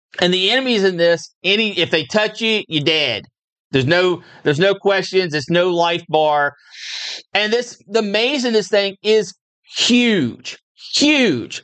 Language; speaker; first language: English; native; English